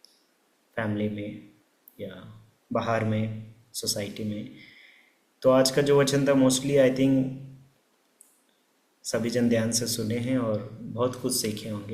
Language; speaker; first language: Hindi; native; Hindi